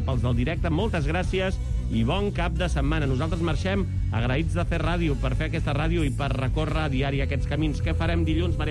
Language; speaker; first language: Catalan; native; Catalan